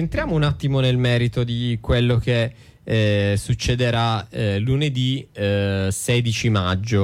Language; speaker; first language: Italian; native; Italian